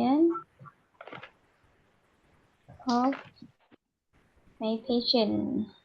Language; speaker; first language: English; non-native, learner; Indonesian